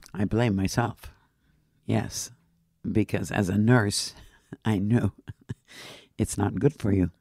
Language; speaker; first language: English; non-native, fluent; Dutch